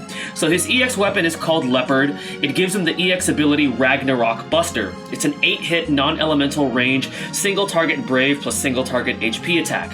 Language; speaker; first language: English; native; English